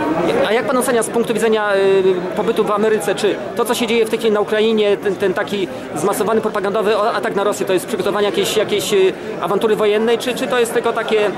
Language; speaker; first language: Polish; native; Polish